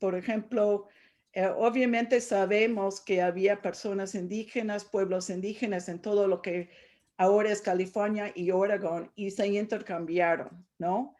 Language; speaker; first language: Spanish; non-native, fluent; English